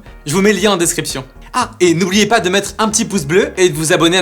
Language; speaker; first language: French; native; French